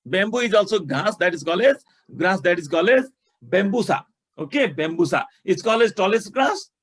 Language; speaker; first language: English; non-native, local second language; Nepali